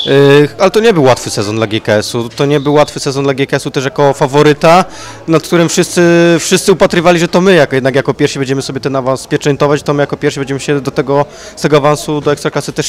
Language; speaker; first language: Polish; native; Polish